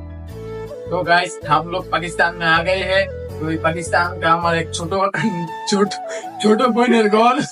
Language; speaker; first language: Hindi; non-native, learner; Bangla